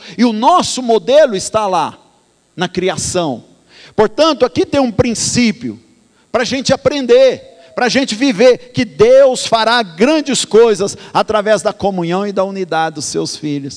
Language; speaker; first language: Portuguese; native; Portuguese